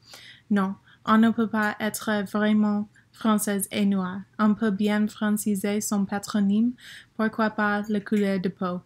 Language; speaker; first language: French; non-native, learner; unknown